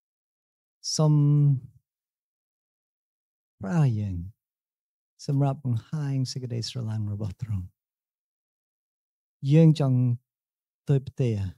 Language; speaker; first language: Khmer; non-native, fluent; English